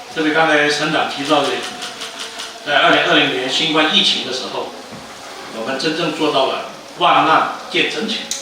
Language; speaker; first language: Chinese; native; Chinese